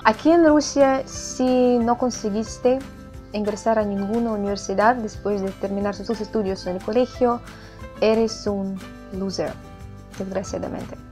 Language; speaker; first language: Spanish; non-native, fluent; Russian